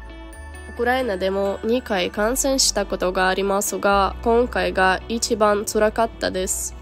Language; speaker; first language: Japanese; non-native, fluent; Ukrainian